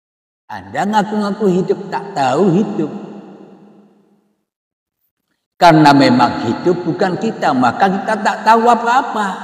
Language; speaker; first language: Indonesian; native; Indonesian